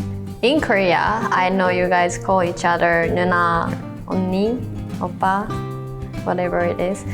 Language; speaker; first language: English; non-native, fluent; Japanese